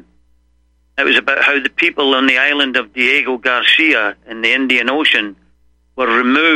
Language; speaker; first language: English; native; English